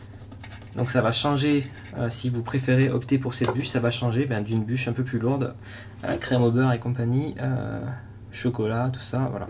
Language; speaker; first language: French; native; French